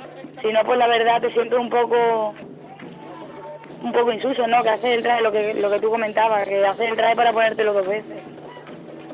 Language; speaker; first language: Spanish; native; Spanish